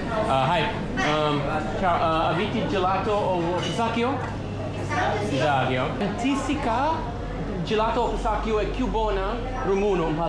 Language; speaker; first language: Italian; non-native, learner; English